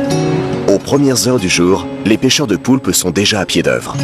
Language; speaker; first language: French; native; French